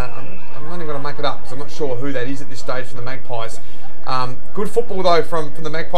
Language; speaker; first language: English; native; English